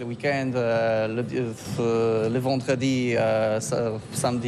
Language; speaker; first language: French; non-native, learner; Polish